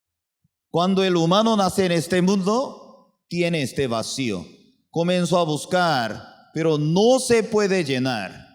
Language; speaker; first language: Spanish; non-native, fluent; Korean